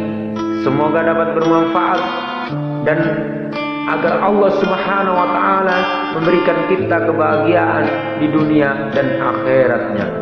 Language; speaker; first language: Indonesian; native; Indonesian